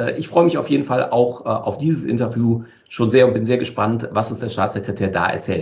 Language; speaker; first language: German; native; German